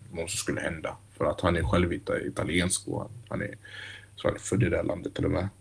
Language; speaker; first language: Swedish; early bilingual, other home language; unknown